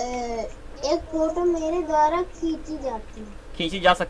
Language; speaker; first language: Hindi; native; Hindi